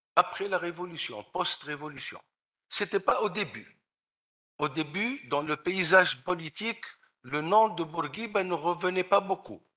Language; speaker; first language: French; non-native, local second language; Arabic